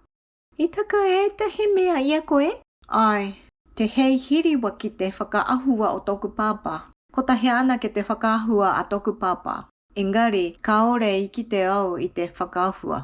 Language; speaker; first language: Māori; non-native, fluent; Japanese